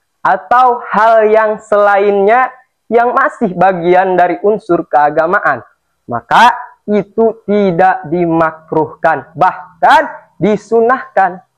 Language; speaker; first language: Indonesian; native; Indonesian